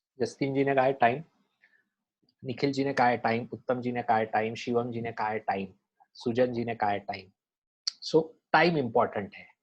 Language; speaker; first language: Hindi; non-native, local second language; Marathi